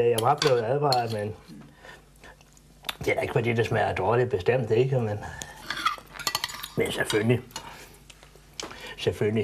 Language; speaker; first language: Danish; native; Danish